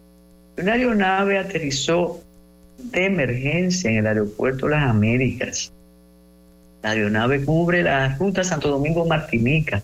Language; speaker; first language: Spanish; native; Spanish